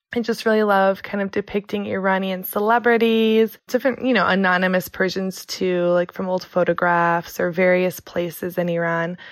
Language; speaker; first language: English; native; English